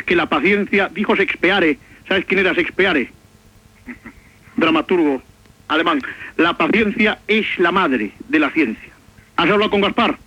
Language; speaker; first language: Spanish; native; Spanish